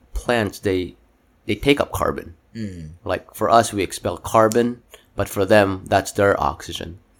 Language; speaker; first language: English; non-native, local second language; Cebuano